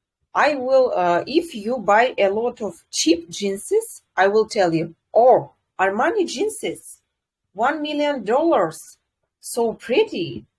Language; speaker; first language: English; non-native, fluent; Russian